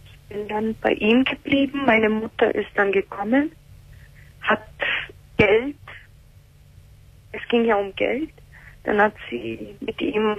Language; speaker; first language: German; early bilingual, other home language; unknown